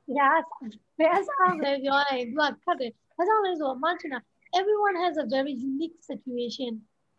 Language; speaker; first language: Burmese; non-native, local second language; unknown